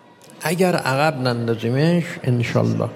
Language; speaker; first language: Persian; native; Persian